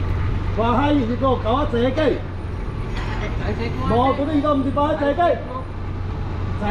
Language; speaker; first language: Filipino; non-native, learner; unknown